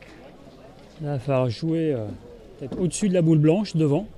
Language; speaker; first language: French; native; French